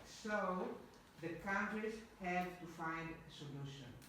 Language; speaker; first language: English; non-native, learner; Greek